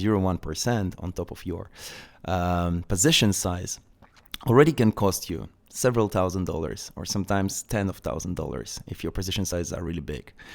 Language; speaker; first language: English; non-native, fluent; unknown